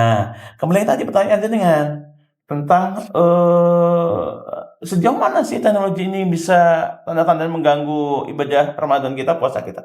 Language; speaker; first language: Indonesian; native; Indonesian